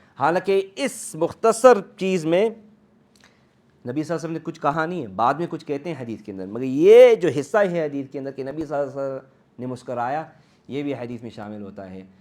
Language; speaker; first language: Urdu; early bilingual, heritage; Urdu